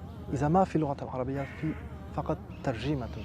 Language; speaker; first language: Arabic; non-native, fluent; French